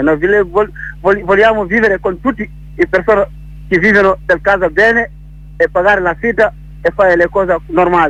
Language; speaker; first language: Italian; non-native, learner; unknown